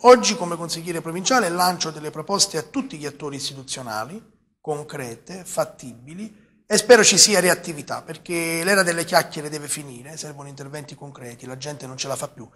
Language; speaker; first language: Italian; native; Italian